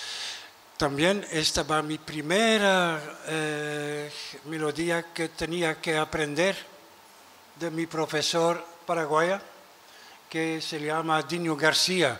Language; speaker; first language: Spanish; non-native, learner; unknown